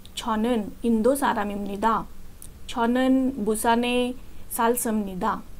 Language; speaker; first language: Korean; non-native, learner; Marathi